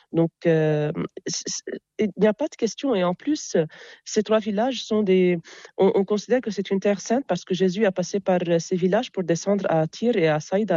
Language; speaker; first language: French; non-native, local second language; Arabic